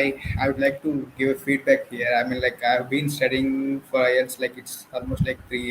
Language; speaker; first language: English; non-native, fluent; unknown